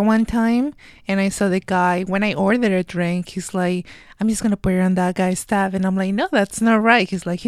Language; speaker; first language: English; non-native, fluent; Spanish